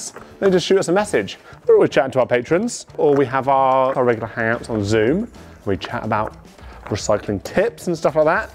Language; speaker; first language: English; native; English